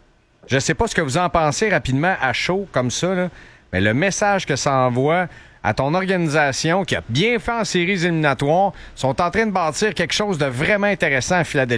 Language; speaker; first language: French; native; French